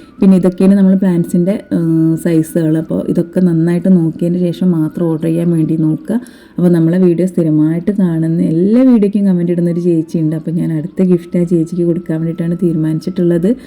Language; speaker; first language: Malayalam; native; Malayalam